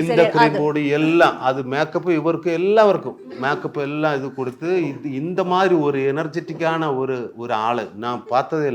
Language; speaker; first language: Tamil; non-native, learner; Malayalam